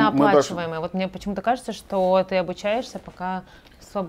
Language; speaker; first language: Russian; native; Russian